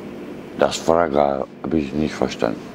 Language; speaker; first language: German; non-native, learner; Romanian